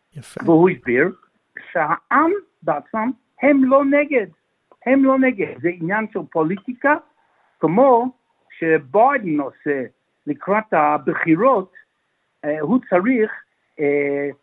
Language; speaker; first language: Hebrew; non-native, fluent; English